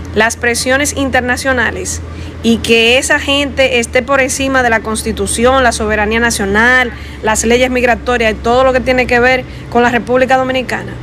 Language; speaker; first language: Spanish; native; Spanish